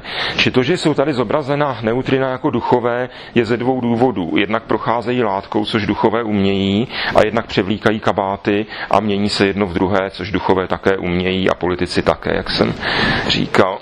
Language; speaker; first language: Czech; native; Czech